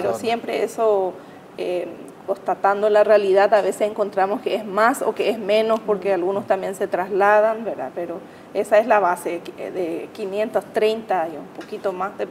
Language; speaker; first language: Spanish; native; Spanish